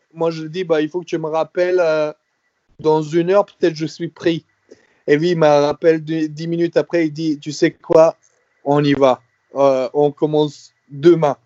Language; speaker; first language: French; non-native, fluent; Serbian